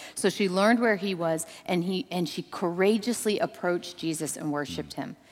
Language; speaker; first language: English; native; English